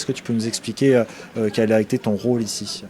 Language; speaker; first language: French; native; French